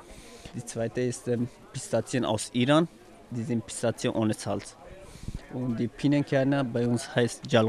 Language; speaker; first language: German; non-native, learner; Persian